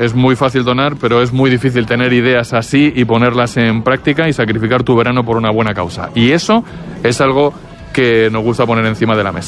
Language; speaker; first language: Spanish; native; Spanish